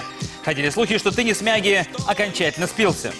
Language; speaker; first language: Russian; native; Russian